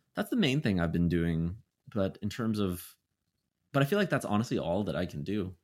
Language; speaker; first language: English; native; English